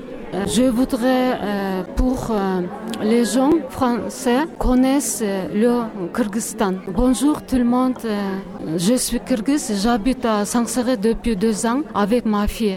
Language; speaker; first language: French; non-native, learner; Kyrgyz